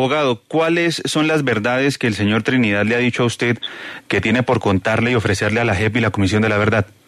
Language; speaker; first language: Spanish; native; Spanish